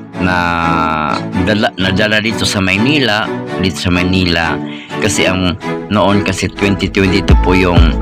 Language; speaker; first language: Filipino; native; Filipino